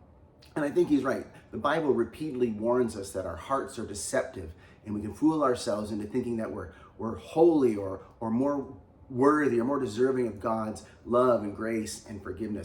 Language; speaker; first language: English; native; English